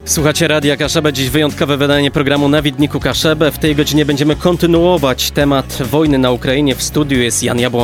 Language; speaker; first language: Polish; native; Polish